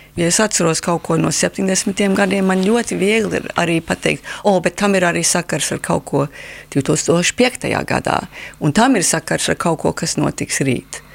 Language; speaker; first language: Latvian; early bilingual, heritage; Latvian